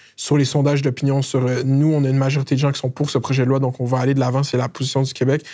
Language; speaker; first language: French; native; French